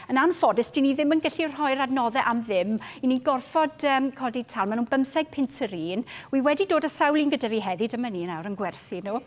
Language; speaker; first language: Welsh; native; Welsh